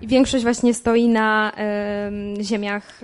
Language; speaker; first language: Polish; native; Polish